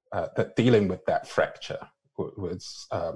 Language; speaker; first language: English; native; English